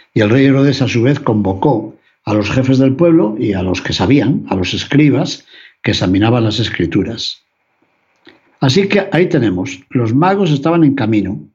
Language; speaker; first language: Spanish; native; Spanish